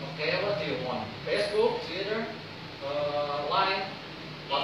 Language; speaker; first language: English; non-native, learner; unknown